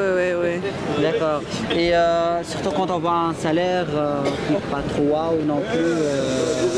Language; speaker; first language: French; native; French